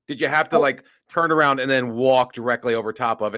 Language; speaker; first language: English; native; English